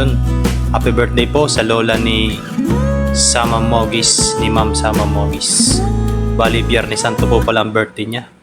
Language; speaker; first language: Filipino; native; Filipino